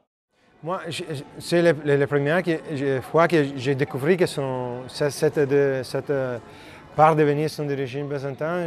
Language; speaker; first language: French; non-native, learner; Italian